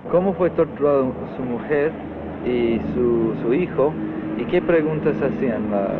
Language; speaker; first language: Portuguese; non-native, learner; English